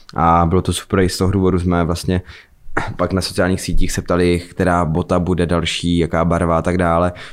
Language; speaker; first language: Czech; native; Czech